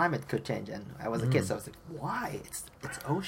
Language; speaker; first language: English; non-native, fluent; Japanese